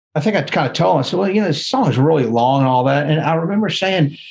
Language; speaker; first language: English; native; English